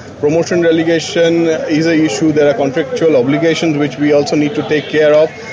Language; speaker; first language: English; non-native, local second language; Bangla